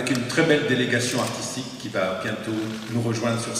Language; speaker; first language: French; native; French